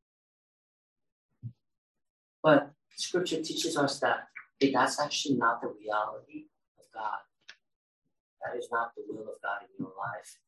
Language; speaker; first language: English; early bilingual, other home language; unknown